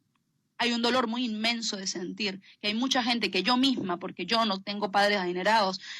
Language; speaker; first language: Spanish; native; Spanish